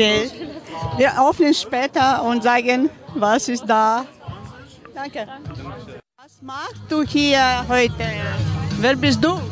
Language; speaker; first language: German; non-native, learner; Ukrainian